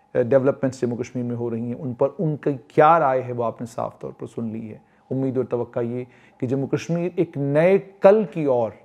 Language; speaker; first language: Hindi; non-native, local second language; Kashmiri